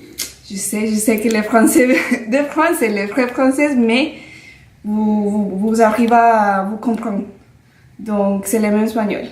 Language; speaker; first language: French; non-native, fluent; Spanish